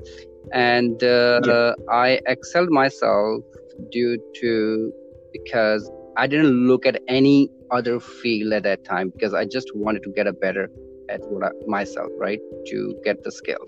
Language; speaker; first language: English; non-native, local second language; Punjabi